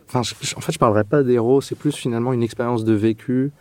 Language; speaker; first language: French; native; French